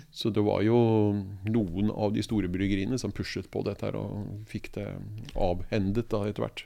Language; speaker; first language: Norwegian; native; Norwegian